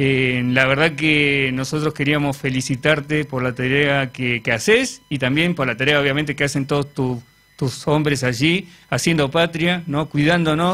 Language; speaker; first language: Spanish; native; Spanish